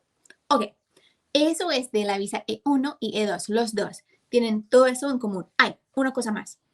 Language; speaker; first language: Spanish; non-native, fluent; English